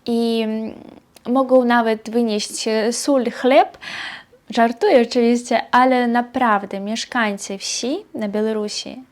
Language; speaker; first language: Polish; non-native, fluent; Belarusian